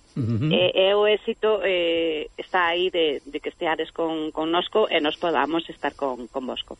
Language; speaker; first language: Galician; native; Galician